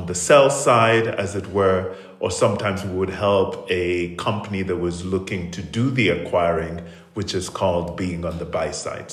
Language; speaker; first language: English; non-native, local second language; Krio